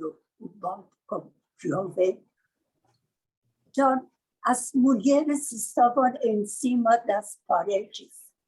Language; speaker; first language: Portuguese; non-native, learner; Persian